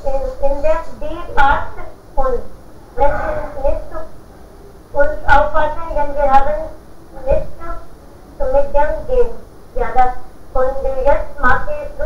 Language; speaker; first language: German; non-native, learner; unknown